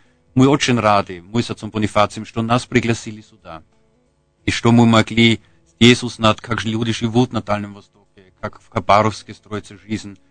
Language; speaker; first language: Russian; non-native, fluent; German